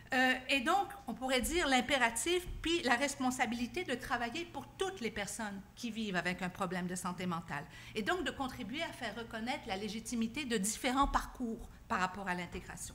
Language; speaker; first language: French; native; French